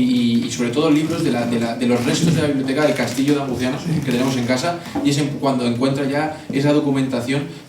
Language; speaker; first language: Spanish; native; Spanish